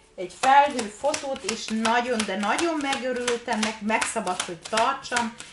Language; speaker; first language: Hungarian; non-native, fluent; German